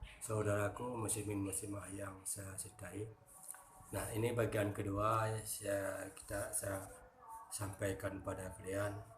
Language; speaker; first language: Malay; non-native, local second language; Achinese